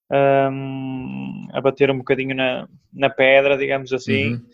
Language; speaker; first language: Portuguese; native; Portuguese